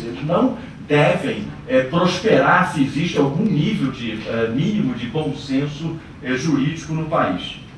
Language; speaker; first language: Portuguese; native; Portuguese